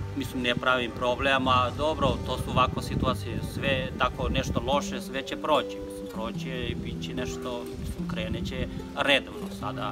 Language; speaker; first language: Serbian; non-native, learner; Chinese